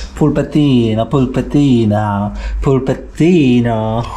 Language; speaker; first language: Polish; native; Polish